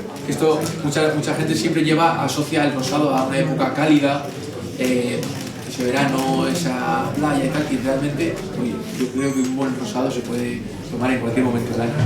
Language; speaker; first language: Spanish; native; Spanish